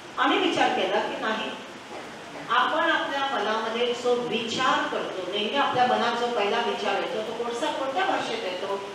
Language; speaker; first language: Marathi; non-native, local second language; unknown